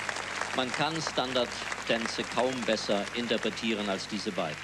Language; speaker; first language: German; native; German